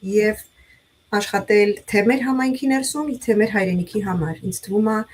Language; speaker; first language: Armenian; native; Armenian